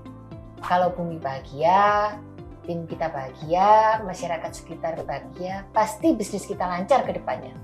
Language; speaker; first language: Indonesian; native; Indonesian